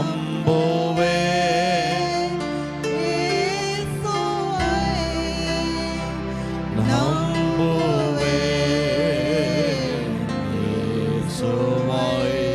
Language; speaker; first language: Tamil; native; Tamil